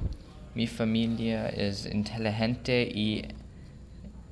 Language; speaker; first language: Spanish; non-native, learner; English